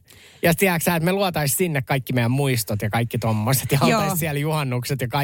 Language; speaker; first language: Finnish; native; Finnish